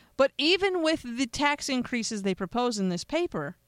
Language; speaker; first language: English; native; English